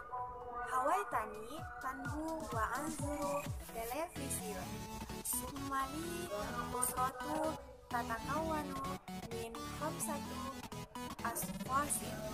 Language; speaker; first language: Arabic; non-native, learner; Indonesian